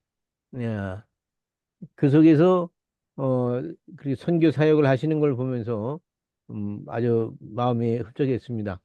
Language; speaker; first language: Korean; native; Korean